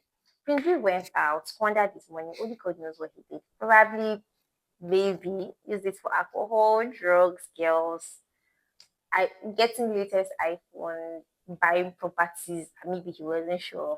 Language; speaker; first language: English; non-native, local second language; Igbo